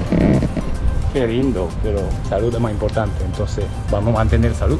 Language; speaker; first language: Spanish; non-native, learner; Japanese